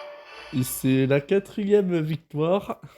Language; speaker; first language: French; native; French